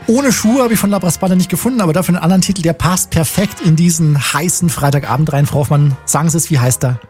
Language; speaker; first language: German; native; German